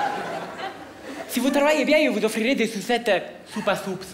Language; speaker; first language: French; native; French